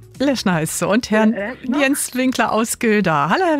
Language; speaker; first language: German; native; German